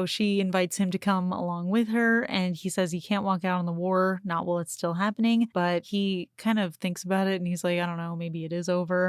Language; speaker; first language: English; native; English